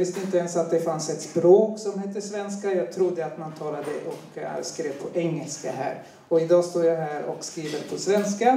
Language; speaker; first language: Swedish; non-native, fluent; Turoyo